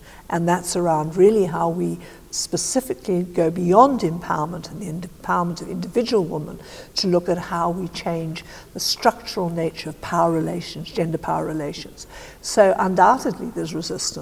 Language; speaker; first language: English; native; English